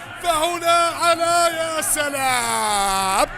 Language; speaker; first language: Arabic; native; Arabic